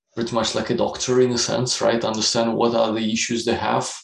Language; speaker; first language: English; non-native, fluent; Russian